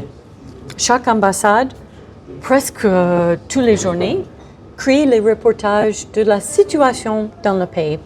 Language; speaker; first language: French; non-native, fluent; English